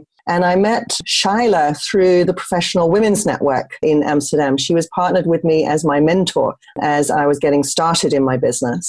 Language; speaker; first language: English; native; English